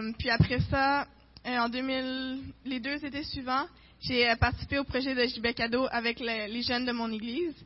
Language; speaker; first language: French; native; French